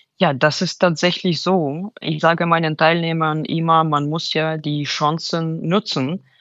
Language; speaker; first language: German; non-native, fluent; Russian